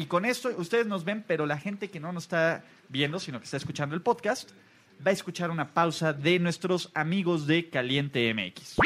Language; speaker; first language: Spanish; native; Spanish